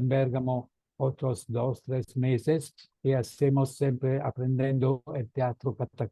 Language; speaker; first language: Spanish; non-native, fluent; Italian